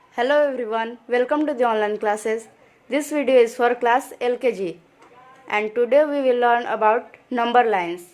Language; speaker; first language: English; non-native, local second language; Hindi